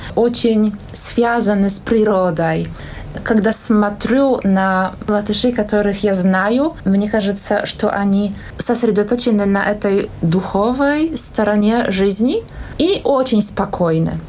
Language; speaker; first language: Russian; non-native, fluent; Polish